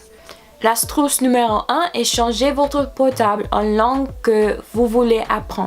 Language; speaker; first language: French; non-native, learner; English